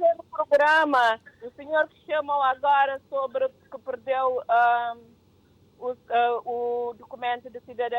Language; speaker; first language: Portuguese; early bilingual, heritage; Portuguese